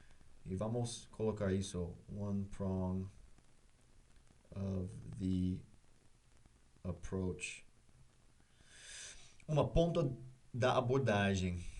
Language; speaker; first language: Portuguese; non-native, learner; English